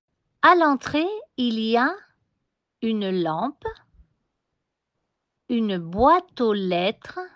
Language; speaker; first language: French; non-native, fluent; Spanish